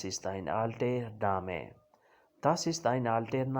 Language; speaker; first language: German; non-native, learner; Urdu